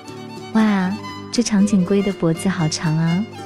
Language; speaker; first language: Chinese; native; Chinese